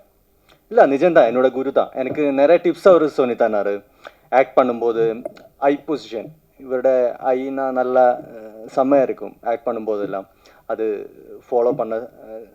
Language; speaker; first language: Tamil; non-native, learner; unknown